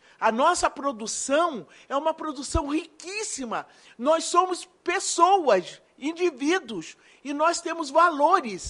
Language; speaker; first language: Portuguese; native; Portuguese